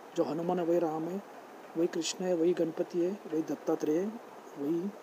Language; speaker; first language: Hindi; non-native, local second language; Marathi